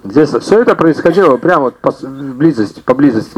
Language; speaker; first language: Russian; native; Russian